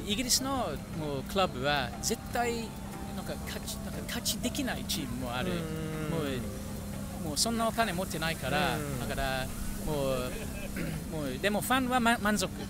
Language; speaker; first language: Japanese; non-native, fluent; English